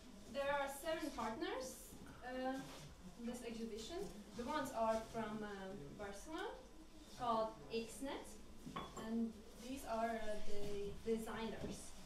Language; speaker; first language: English; non-native, learner; French